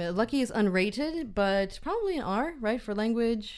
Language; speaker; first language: English; native; English